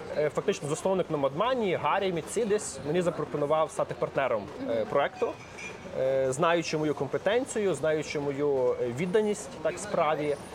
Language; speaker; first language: Ukrainian; native; Ukrainian